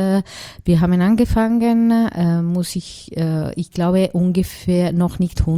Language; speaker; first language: German; non-native, fluent; Italian